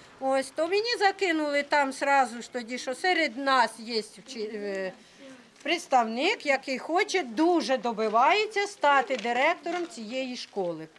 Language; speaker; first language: Ukrainian; native; Ukrainian